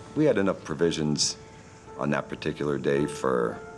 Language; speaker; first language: English; native; English